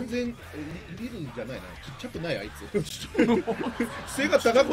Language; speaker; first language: Japanese; non-native, learner; Spanish